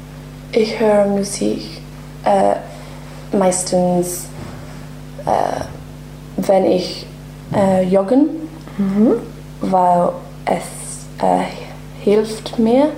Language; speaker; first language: German; non-native, learner; English